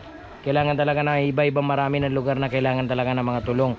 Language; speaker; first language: Filipino; non-native, learner; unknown